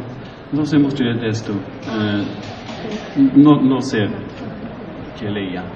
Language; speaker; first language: Spanish; non-native, learner; Swedish